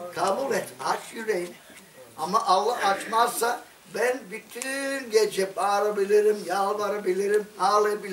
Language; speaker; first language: Turkish; non-native, fluent; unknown